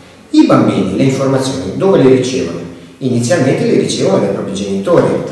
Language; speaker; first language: Italian; native; Italian